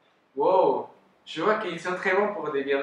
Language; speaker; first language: French; non-native, fluent; Spanish